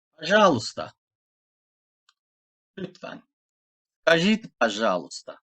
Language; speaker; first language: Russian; non-native, fluent; Turkish